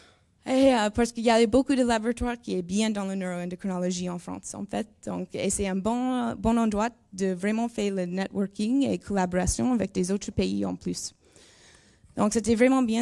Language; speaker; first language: French; non-native, learner; English